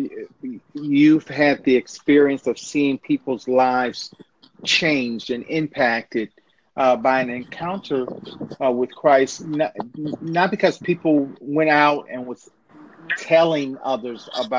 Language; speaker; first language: English; native; English